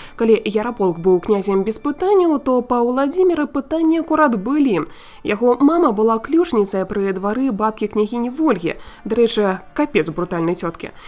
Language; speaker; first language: Belarusian; native; Belarusian